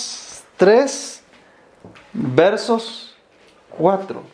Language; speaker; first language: Spanish; native; Spanish